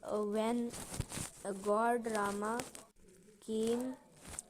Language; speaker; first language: English; non-native, learner; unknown